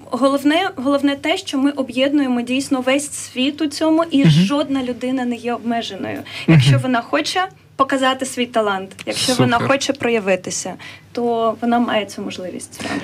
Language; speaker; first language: Ukrainian; native; Ukrainian